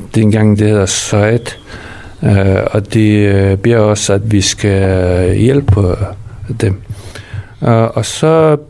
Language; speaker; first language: Danish; non-native, learner; Persian